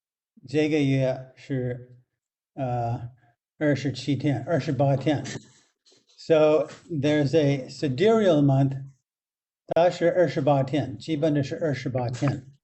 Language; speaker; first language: Chinese; non-native, fluent; English